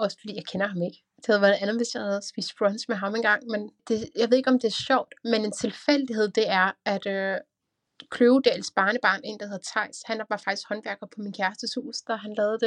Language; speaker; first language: Danish; native; Danish